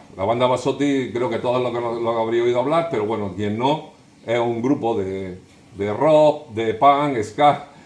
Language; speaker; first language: Spanish; native; Spanish